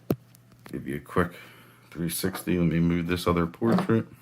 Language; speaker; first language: English; native; English